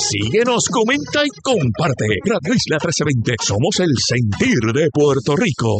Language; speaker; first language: Spanish; native; Spanish